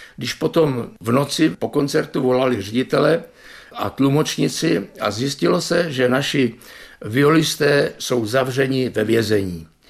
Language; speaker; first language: Czech; native; Czech